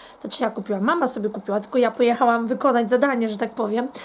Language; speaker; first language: Polish; native; Polish